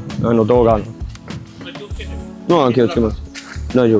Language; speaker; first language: Japanese; non-native, learner; English